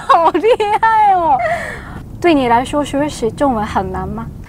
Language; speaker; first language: Chinese; non-native, learner; Japanese